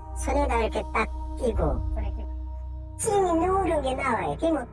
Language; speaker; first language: Korean; native; Korean